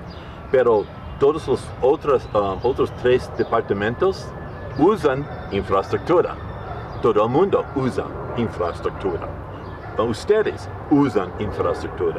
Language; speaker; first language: Spanish; non-native, learner; English